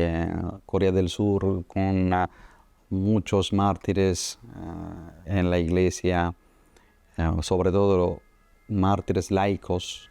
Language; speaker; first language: Spanish; non-native, fluent; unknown